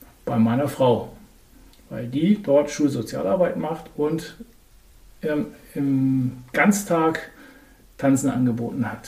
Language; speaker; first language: German; native; German